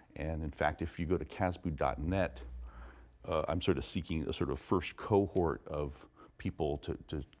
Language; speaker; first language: English; native; English